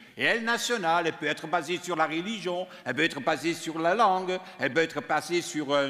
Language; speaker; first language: French; non-native, local second language; Dutch